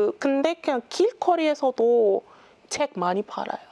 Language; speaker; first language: Korean; non-native, learner; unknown